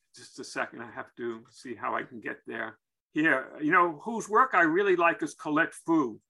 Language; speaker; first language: English; native; English